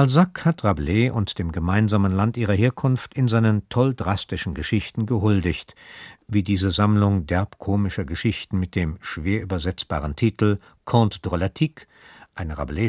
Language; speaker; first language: German; native; German